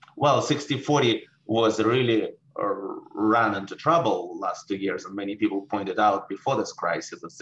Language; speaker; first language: English; non-native, fluent; Russian